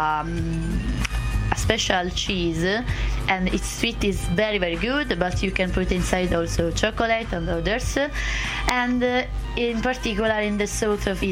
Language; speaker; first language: English; non-native, learner; Italian